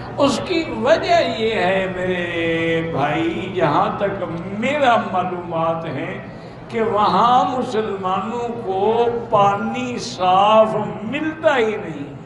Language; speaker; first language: Urdu; native; Urdu